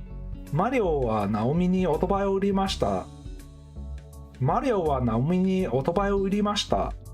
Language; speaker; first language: Japanese; non-native, learner; English